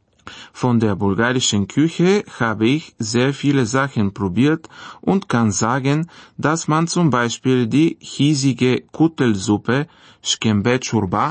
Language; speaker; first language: German; non-native, fluent; Bulgarian